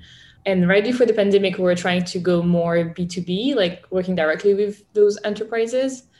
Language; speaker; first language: English; non-native, fluent; French